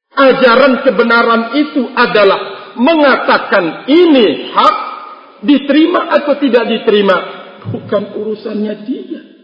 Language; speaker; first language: Malay; non-native, local second language; Sasak